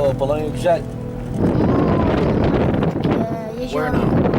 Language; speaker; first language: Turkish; non-native, learner; Polish